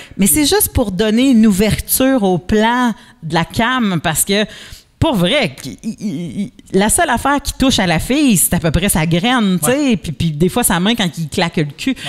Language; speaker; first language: French; native; French